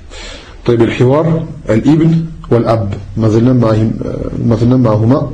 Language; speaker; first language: Arabic; non-native, fluent; French